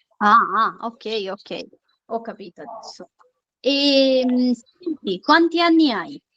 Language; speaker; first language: Italian; non-native, fluent; Urdu